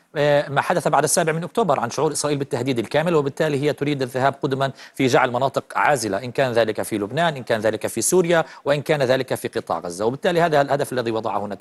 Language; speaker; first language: Arabic; native; Arabic